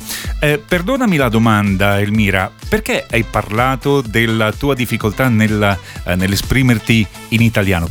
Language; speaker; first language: Italian; native; Italian